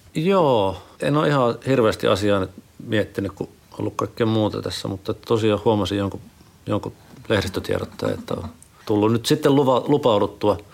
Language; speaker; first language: Finnish; native; Finnish